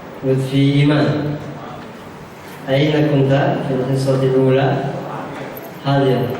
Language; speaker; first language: Arabic; non-native, fluent; Indonesian